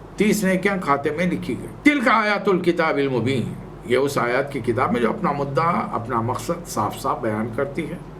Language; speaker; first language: Urdu; native; Urdu